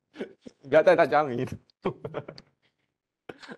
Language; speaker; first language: Chinese; native; Chinese